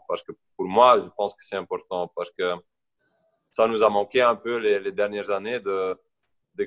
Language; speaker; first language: French; non-native, local second language; Dutch